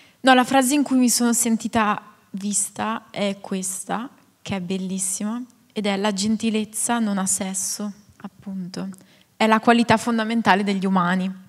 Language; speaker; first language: Italian; native; Italian